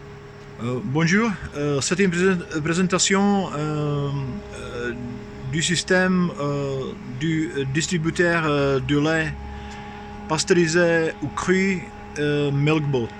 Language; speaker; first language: French; non-native, fluent; Czech